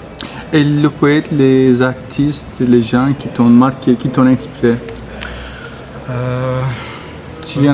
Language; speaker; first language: French; non-native, fluent; Turkish